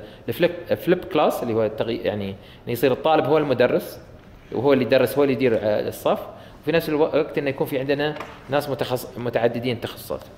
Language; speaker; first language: Arabic; native; Arabic